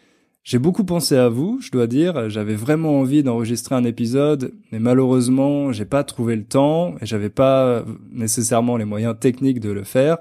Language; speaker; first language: French; native; French